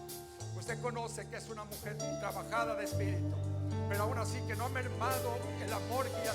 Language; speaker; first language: Spanish; native; Spanish